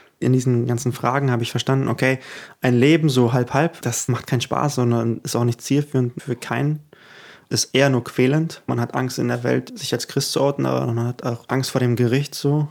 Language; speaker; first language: German; early bilingual, other home language; Ukrainian